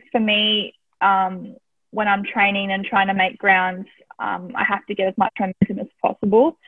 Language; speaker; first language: English; native; English